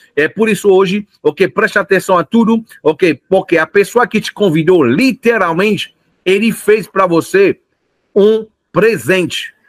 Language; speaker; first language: Portuguese; non-native, fluent; French